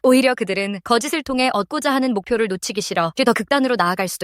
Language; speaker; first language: Korean; native; Korean